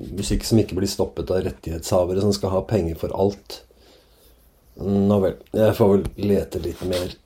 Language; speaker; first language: Norwegian; native; Norwegian